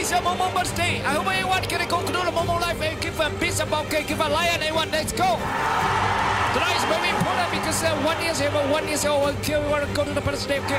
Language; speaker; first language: English; non-native, learner; Chinese